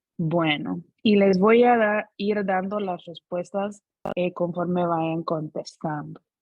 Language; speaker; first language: Spanish; non-native, fluent; English